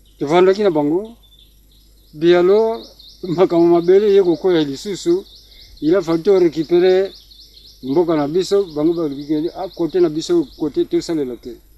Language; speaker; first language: Lingala; non-native, local second language; Kongo